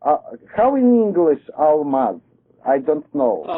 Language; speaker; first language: English; non-native, learner; Lithuanian